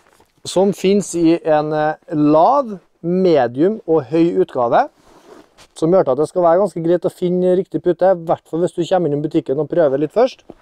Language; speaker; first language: Norwegian; native; Norwegian